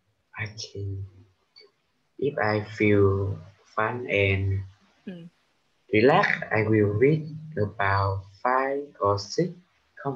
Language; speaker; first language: English; non-native, learner; Vietnamese